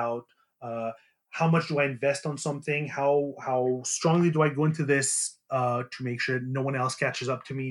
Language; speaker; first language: English; native; English